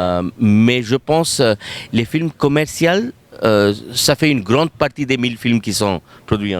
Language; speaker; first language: French; non-native, fluent; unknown